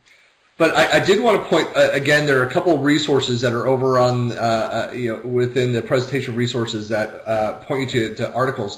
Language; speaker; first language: English; native; English